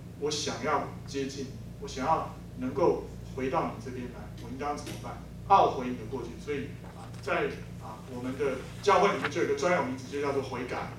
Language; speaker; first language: Chinese; native; Chinese